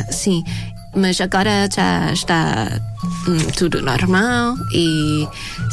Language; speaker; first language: Portuguese; non-native, fluent; Thai